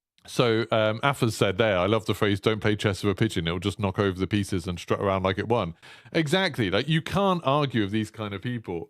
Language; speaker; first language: English; native; English